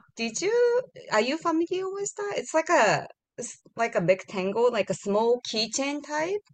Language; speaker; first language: English; non-native, learner; Japanese